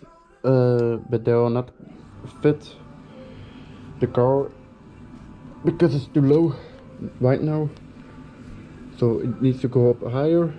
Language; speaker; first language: English; non-native, fluent; Dutch